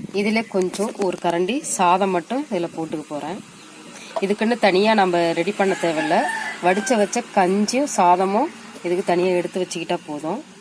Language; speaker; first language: Tamil; native; Tamil